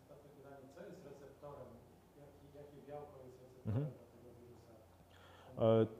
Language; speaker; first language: Polish; non-native, fluent; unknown